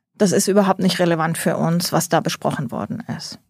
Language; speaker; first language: German; native; German